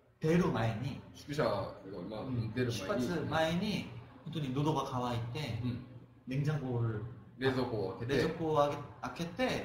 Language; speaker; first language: Japanese; non-native, fluent; Korean